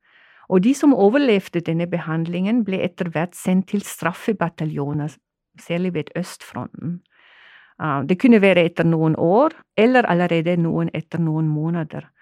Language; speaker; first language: Norwegian; non-native, fluent; German